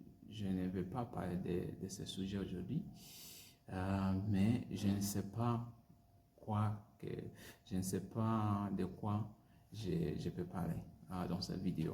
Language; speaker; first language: French; non-native, learner; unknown